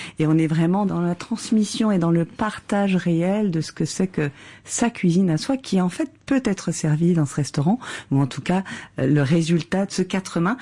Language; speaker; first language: French; native; French